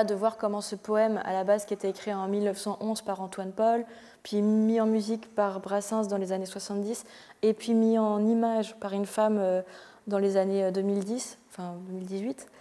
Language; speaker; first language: French; native; French